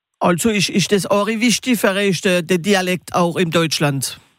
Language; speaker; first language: German; non-native, local second language; French